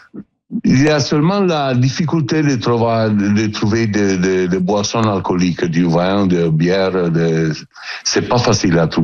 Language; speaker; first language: French; non-native, learner; Italian